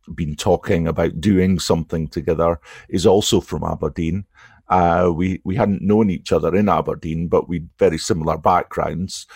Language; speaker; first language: English; native; English